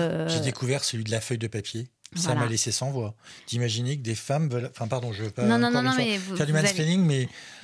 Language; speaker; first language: French; native; French